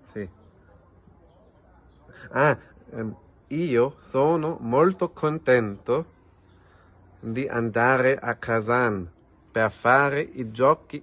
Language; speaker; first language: Italian; non-native, local second language; German